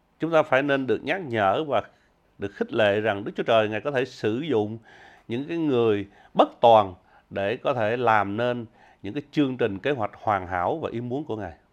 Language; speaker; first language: Vietnamese; early bilingual, heritage; Vietnamese